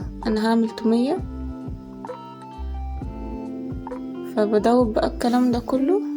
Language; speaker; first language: Arabic; native; Arabic